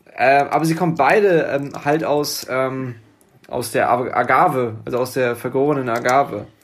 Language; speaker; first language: German; native; German